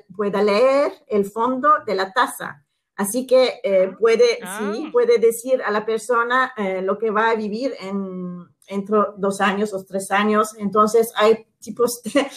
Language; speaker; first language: Spanish; non-native, fluent; Italian